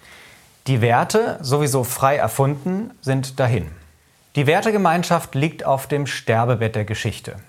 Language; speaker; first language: German; native; German